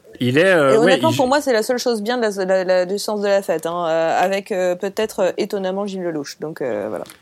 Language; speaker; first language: French; native; French